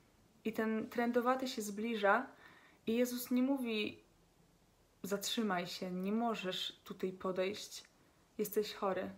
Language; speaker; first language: Polish; native; Polish